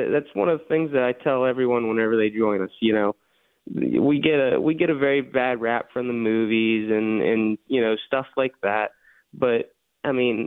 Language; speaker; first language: English; native; English